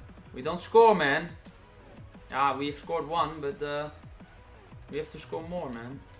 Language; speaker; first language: English; non-native, fluent; Dutch